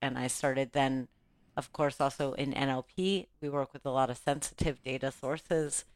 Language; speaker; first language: English; native; English